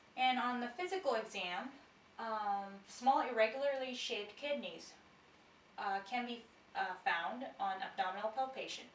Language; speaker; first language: English; non-native, fluent; Japanese